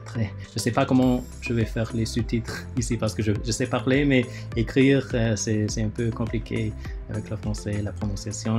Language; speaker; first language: French; early bilingual, other home language; Chinese